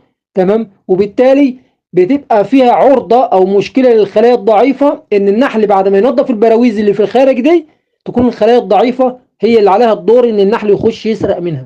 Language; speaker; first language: Arabic; native; Arabic